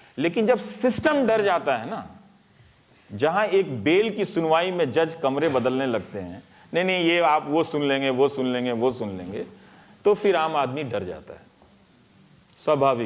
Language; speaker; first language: Hindi; native; Hindi